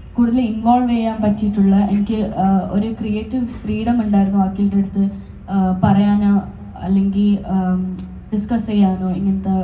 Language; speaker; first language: Malayalam; non-native, local second language; Tamil